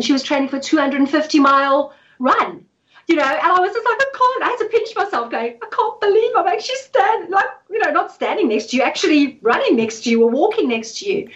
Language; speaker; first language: English; native; English